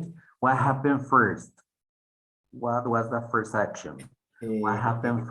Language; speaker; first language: English; non-native, fluent; Spanish